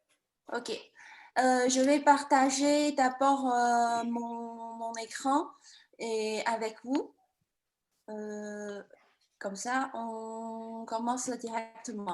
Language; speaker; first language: French; non-native, fluent; Chinese